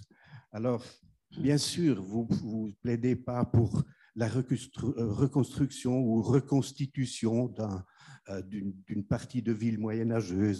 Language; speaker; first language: French; non-native, fluent; German